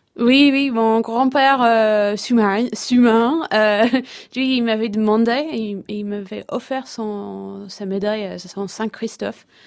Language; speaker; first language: French; non-native, fluent; English